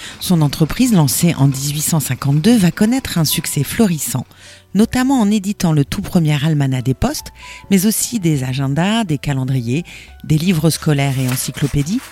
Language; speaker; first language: French; native; French